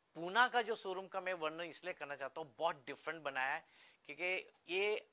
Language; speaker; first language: Hindi; non-native, local second language; Gujarati